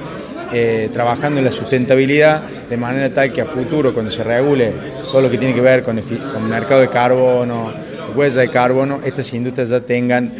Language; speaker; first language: Spanish; native; Spanish